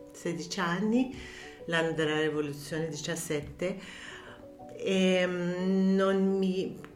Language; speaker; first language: Italian; non-native, fluent; Persian